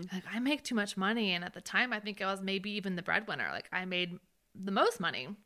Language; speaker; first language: English; native; English